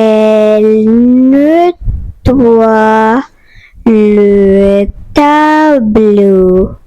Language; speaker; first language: French; non-native, fluent; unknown